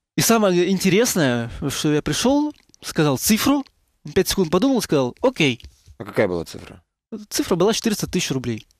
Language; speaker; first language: Russian; native; Russian